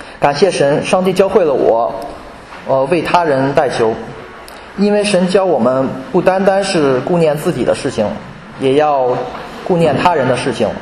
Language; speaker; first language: Chinese; native; Chinese